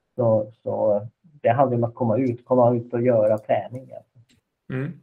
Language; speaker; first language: Swedish; native; Swedish